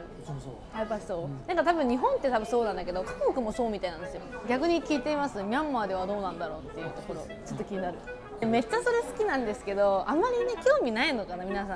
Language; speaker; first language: Japanese; native; Japanese